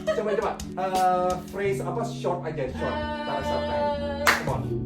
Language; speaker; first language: Indonesian; native; Indonesian